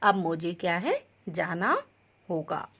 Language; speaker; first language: Hindi; native; Hindi